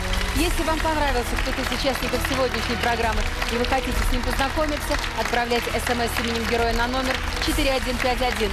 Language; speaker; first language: Russian; native; Russian